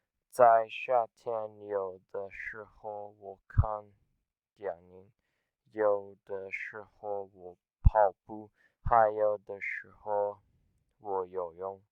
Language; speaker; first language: Chinese; non-native, learner; English